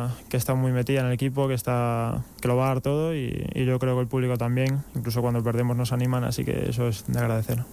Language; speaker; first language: Spanish; native; Spanish